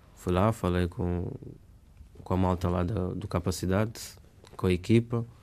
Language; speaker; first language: Portuguese; native; Portuguese